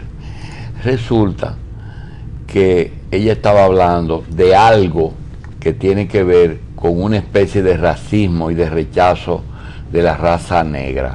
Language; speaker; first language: Spanish; native; Spanish